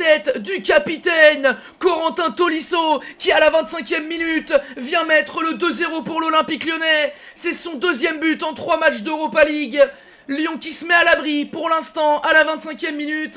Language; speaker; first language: French; native; French